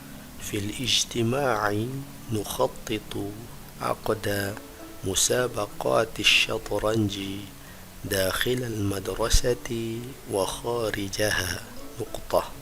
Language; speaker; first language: Arabic; non-native, fluent; Malay